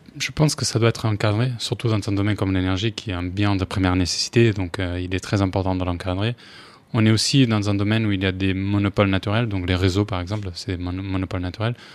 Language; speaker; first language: French; non-native, fluent; Spanish